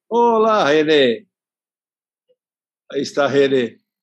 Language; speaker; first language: Spanish; non-native, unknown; Portuguese